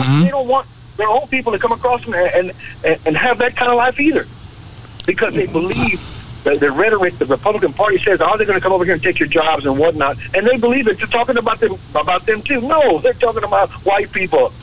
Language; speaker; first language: English; native; English